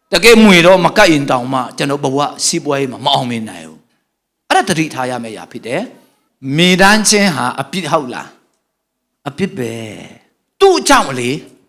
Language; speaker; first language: Burmese; non-native, local second language; Tedim Chin